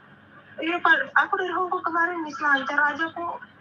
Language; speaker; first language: Indonesian; native; Indonesian